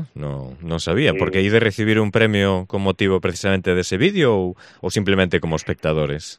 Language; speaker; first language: Galician; native; Galician